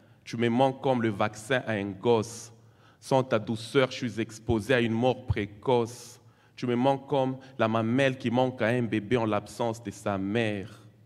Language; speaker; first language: French; non-native, local second language; Swahili